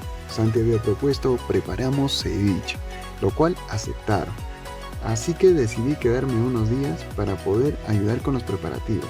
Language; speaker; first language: Spanish; native; Spanish